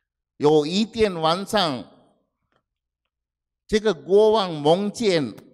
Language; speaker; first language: Chinese; non-native, fluent; Sinhala